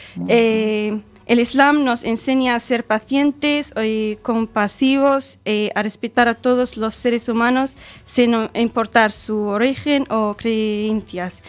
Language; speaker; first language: Spanish; non-native, learner; Arabic